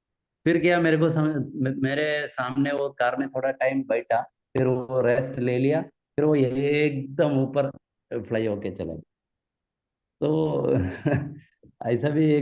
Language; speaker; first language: Hindi; non-native, local second language; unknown